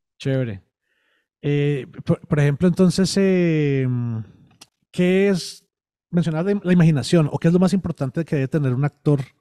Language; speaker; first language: Spanish; native; Spanish